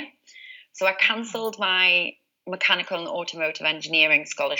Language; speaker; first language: English; native; English